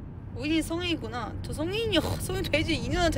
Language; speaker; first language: Korean; non-native, fluent; Chinese